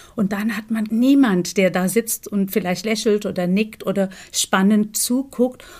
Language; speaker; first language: German; non-native, fluent; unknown